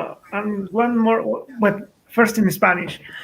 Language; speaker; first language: English; non-native, fluent; Spanish